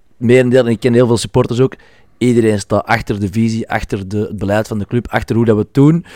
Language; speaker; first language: Dutch; native; Dutch